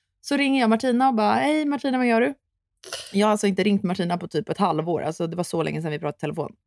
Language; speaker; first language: Swedish; native; Swedish